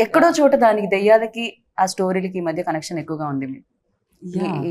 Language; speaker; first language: Telugu; native; Telugu